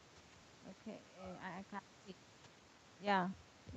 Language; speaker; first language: English; non-native, learner; Vietnamese